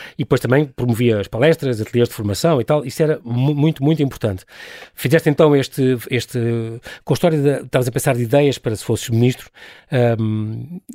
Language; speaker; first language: Portuguese; native; Portuguese